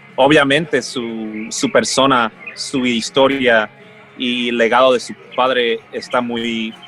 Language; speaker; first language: Spanish; early bilingual, heritage; Spanish